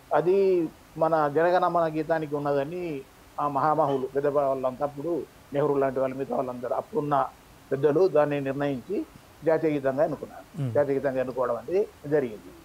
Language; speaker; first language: Telugu; native; Telugu